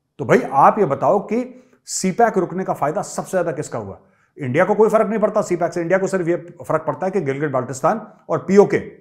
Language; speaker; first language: Hindi; native; Hindi